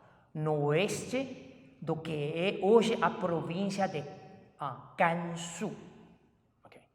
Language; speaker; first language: Portuguese; non-native, fluent; Chinese